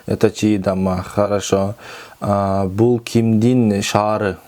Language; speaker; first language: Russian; non-native, local second language; Kyrgyz